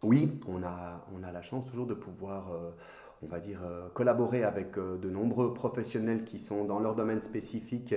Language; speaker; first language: French; native; French